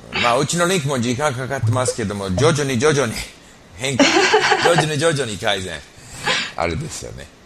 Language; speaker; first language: Japanese; non-native, fluent; English